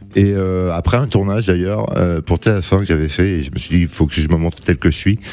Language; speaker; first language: French; native; French